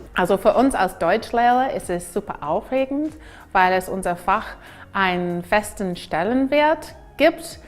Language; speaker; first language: German; non-native, fluent; English